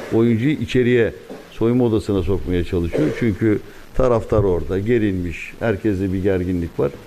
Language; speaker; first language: Turkish; native; Turkish